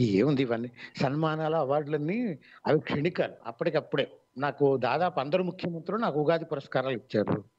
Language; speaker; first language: Telugu; native; Telugu